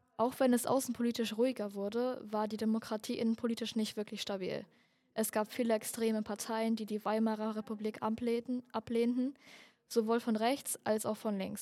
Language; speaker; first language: German; native; German